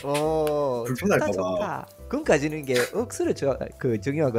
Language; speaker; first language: Korean; non-native, fluent; Spanish